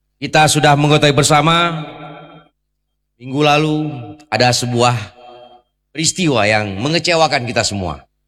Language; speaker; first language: Indonesian; native; Indonesian